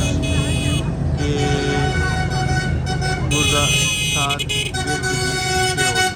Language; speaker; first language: Turkish; non-native, learner; Punjabi